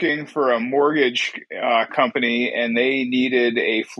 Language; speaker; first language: English; native; English